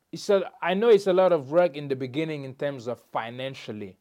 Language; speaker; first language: English; non-native, fluent; French